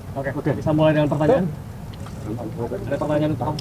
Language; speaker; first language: Indonesian; native; Indonesian